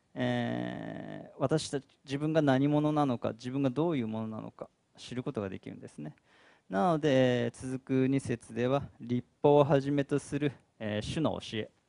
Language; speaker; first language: Japanese; native; Japanese